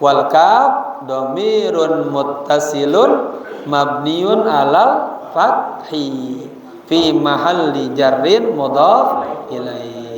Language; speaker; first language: Arabic; non-native, fluent; Indonesian